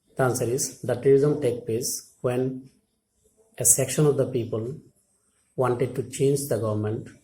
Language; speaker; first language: English; non-native, local second language; Assamese